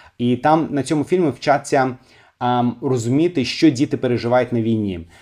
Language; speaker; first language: Ukrainian; non-native, fluent; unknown